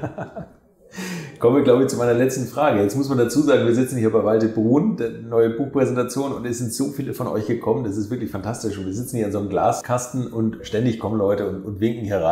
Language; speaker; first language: German; native; German